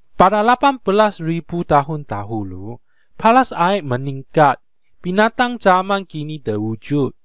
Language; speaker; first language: Malay; non-native, local second language; Chinese